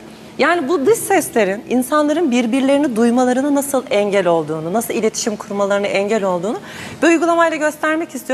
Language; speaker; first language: Turkish; native; Turkish